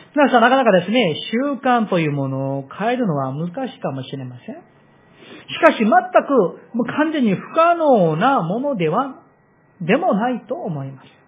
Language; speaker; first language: Japanese; non-native, fluent; Korean